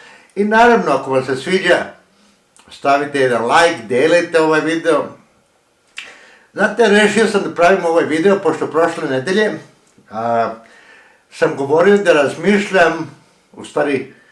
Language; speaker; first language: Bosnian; early bilingual, heritage; Croatian